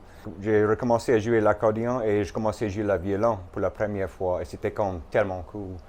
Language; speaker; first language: French; non-native, local second language; English